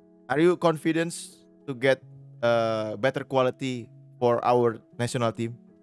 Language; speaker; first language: English; non-native, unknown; Indonesian